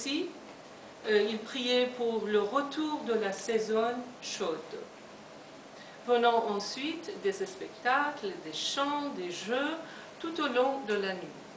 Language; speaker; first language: French; non-native, fluent; Persian